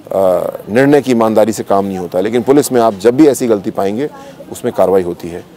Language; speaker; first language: Hindi; native; Hindi